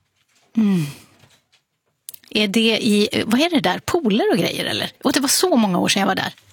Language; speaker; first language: Swedish; native; Swedish